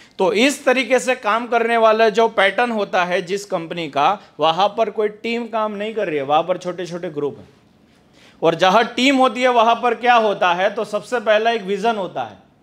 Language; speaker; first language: Hindi; non-native, local second language; Gujarati